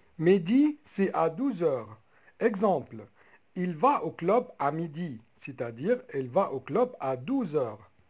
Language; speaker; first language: French; non-native, local second language; Arabic